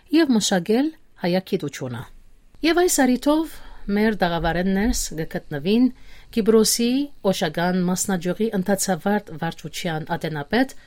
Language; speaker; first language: Armenian; native; Armenian